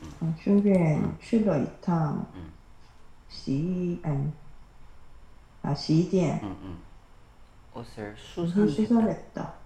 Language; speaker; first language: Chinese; non-native, learner; Korean